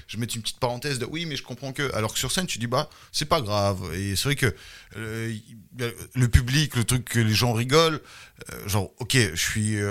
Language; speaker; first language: French; early bilingual, other home language; Russian